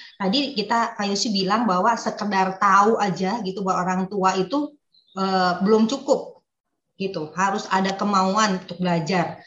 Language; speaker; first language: Indonesian; native; Indonesian